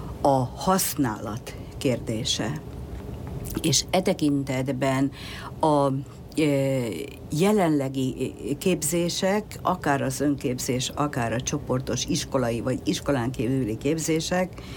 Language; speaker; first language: Hungarian; native; Hungarian